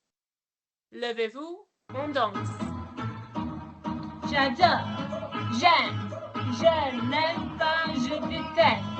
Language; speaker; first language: French; non-native, fluent; Welsh